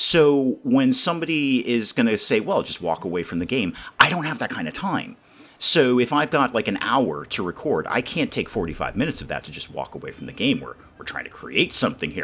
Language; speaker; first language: English; native; English